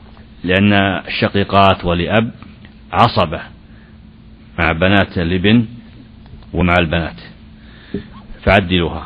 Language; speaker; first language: Arabic; native; Arabic